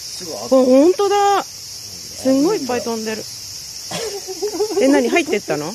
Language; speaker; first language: Japanese; native; Japanese